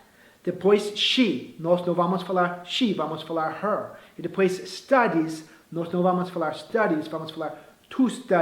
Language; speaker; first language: Portuguese; non-native, fluent; English